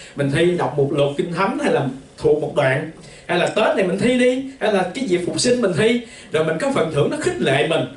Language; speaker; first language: Vietnamese; native; Vietnamese